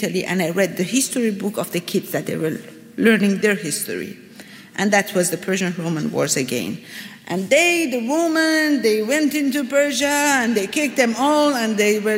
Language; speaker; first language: English; non-native, fluent; Persian